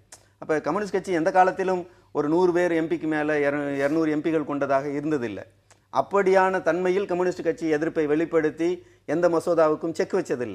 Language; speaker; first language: Tamil; native; Tamil